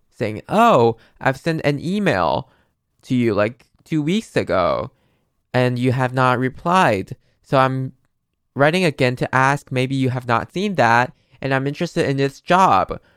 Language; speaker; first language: English; non-native, fluent; Chinese